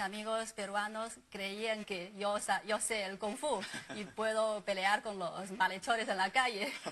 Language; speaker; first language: Spanish; non-native, fluent; Chinese